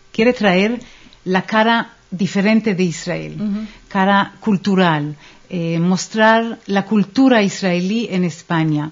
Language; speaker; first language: Spanish; non-native, fluent; Hebrew